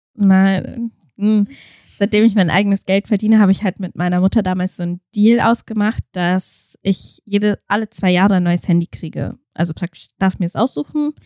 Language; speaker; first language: German; early bilingual, other home language; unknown